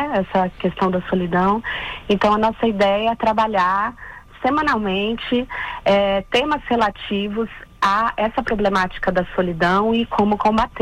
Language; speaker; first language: Portuguese; native; Portuguese